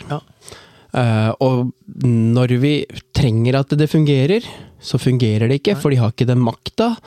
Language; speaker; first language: Norwegian; early bilingual, other home language; Tamil